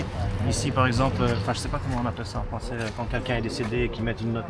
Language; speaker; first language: French; non-native, fluent; Polish